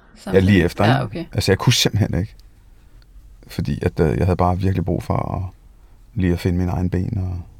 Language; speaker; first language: Danish; early bilingual, other home language; Hindi